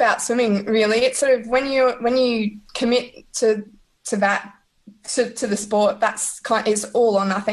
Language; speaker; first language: English; native; English